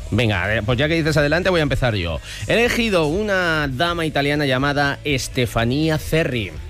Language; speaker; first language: Spanish; native; Spanish